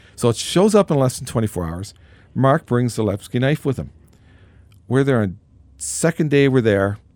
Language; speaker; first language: English; native; English